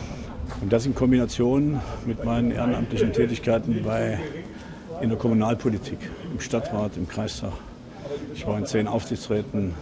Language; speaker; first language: German; native; German